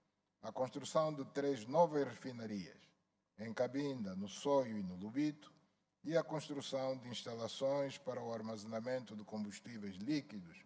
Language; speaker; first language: Portuguese; native; Portuguese